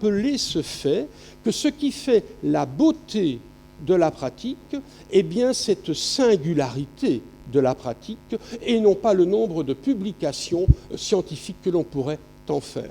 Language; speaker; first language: French; native; French